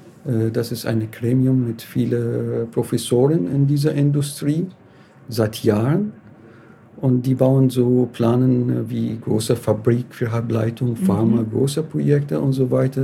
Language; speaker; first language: German; non-native, learner; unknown